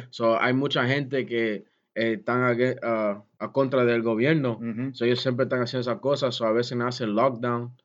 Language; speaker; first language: Spanish; early bilingual, heritage; Spanish